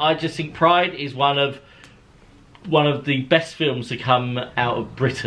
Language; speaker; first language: English; native; English